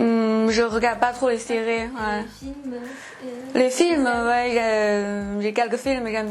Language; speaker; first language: French; non-native, fluent; Chinese